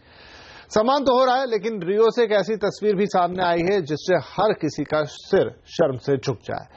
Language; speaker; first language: Hindi; native; Hindi